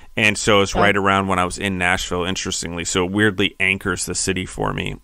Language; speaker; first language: English; native; English